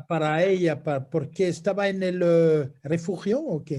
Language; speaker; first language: Spanish; non-native, fluent; French